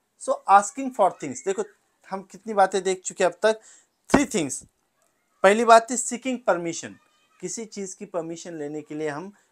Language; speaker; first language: Hindi; non-native, local second language; Marathi